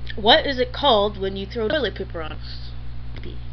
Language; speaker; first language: English; native; English